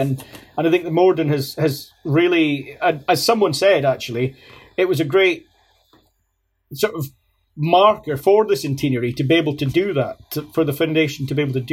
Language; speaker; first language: English; native; English